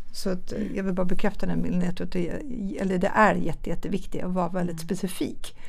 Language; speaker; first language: Swedish; early bilingual, other home language; German